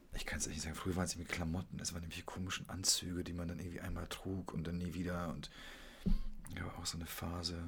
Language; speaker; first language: German; early bilingual, other home language; Polish